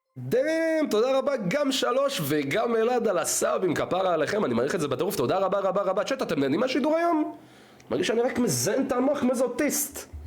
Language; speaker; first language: Hebrew; early bilingual, other home language; Russian